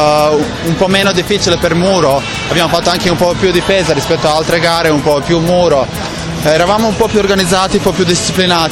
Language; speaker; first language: Italian; non-native, fluent; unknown